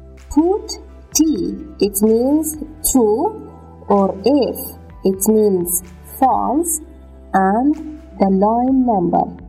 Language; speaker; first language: English; non-native, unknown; Persian